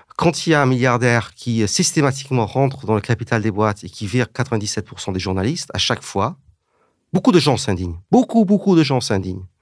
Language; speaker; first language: French; early bilingual, heritage; English